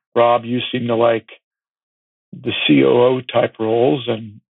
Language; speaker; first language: English; native; English